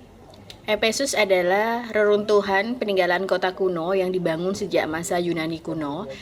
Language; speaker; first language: Indonesian; native; Indonesian